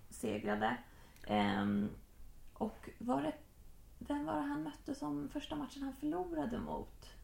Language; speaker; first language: Swedish; native; Swedish